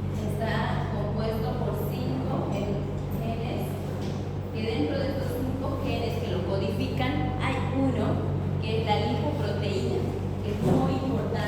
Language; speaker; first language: Spanish; native; Spanish